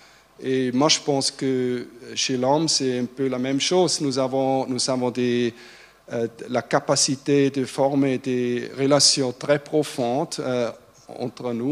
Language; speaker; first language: French; non-native, fluent; German